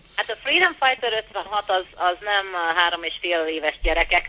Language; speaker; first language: Hungarian; early bilingual, heritage; Hungarian